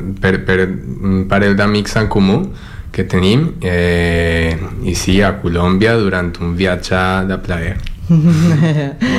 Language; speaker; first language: Catalan; non-native, learner; Spanish